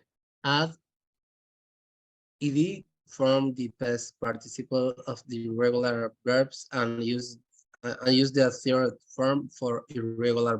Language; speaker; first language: English; non-native, learner; Spanish